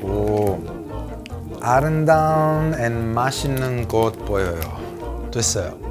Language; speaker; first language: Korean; non-native, learner; Italian